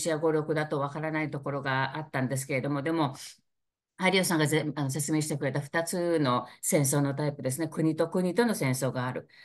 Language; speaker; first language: Japanese; native; Japanese